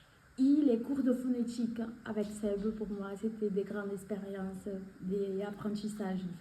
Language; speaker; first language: French; non-native, fluent; Portuguese